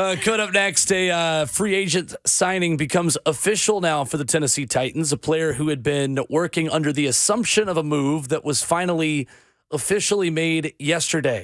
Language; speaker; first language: English; native; English